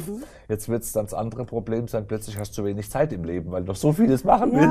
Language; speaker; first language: German; native; German